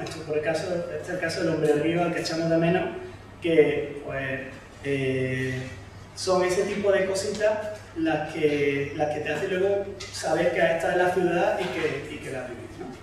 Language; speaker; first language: Spanish; native; Spanish